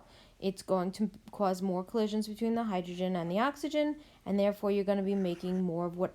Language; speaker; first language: English; native; English